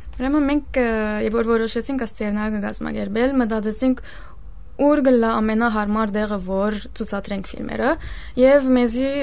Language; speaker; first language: Armenian; early bilingual, heritage; Armenian